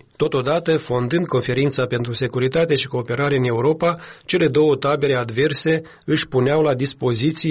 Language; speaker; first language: Romanian; native; Romanian